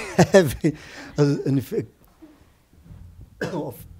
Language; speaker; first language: English; non-native, learner; Portuguese